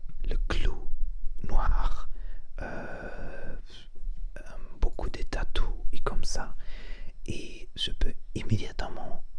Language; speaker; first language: French; non-native, learner; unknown